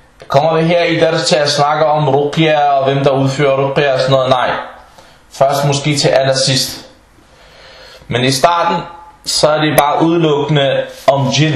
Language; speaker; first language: Danish; early bilingual, other home language; Arabic